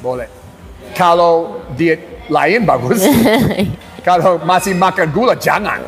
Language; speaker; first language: Indonesian; non-native, learner; English